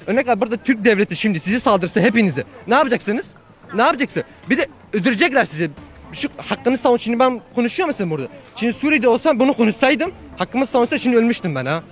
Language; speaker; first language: Turkish; early bilingual, heritage; Turkish